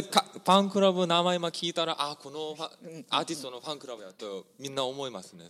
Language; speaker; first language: Japanese; non-native, fluent; Korean